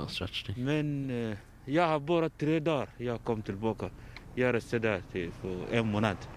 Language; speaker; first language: Swedish; non-native, learner; Arabic